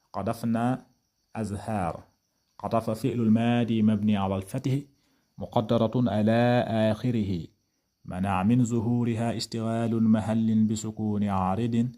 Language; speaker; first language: Arabic; non-native, fluent; Wolof